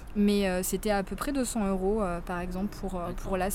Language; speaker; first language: French; native; French